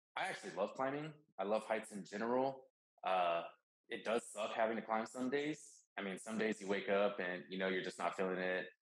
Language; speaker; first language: English; native; English